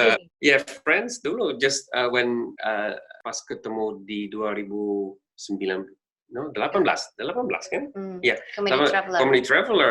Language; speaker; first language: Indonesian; non-native, learner; Dutch